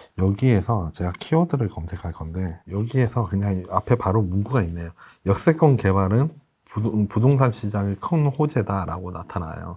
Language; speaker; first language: Korean; native; Korean